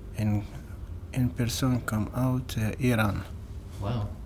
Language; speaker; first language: Dutch; non-native, fluent; Arabic